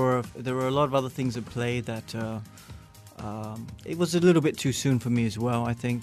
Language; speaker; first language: English; native; English